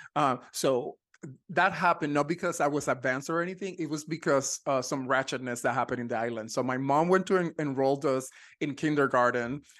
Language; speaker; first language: English; non-native, fluent; Spanish